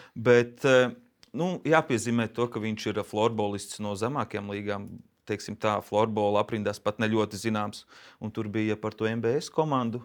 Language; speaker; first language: Latvian; native; Latvian